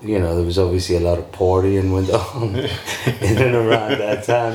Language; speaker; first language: English; native; English